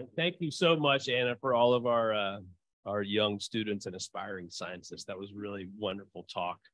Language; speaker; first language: English; early bilingual, other home language; Portuguese